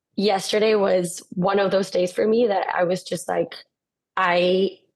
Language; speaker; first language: English; non-native, fluent; Spanish